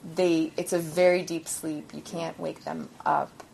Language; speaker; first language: English; early bilingual, other home language; Persian